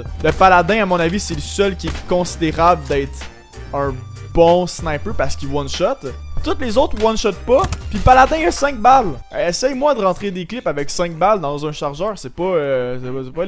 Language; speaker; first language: French; native; French